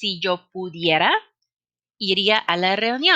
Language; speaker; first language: Spanish; non-native, fluent; English